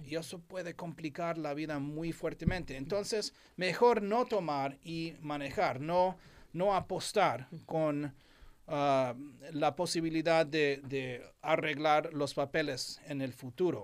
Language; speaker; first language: Spanish; non-native, fluent; English